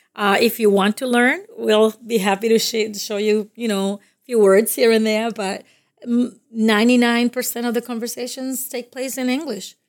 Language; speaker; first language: English; non-native, fluent; Spanish